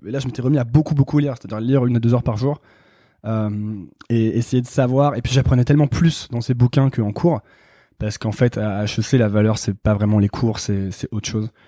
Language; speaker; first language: French; native; French